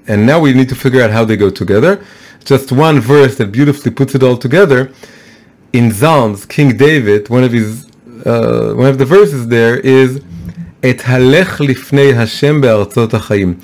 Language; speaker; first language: English; non-native, fluent; Hebrew